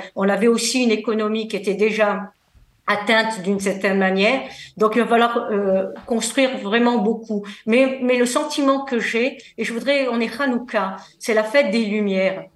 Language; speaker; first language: French; native; French